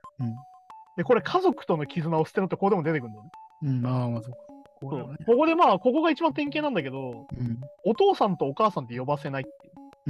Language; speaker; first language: Japanese; native; Japanese